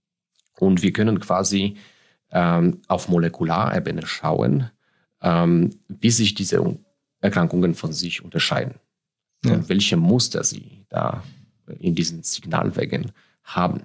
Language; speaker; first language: German; non-native, fluent; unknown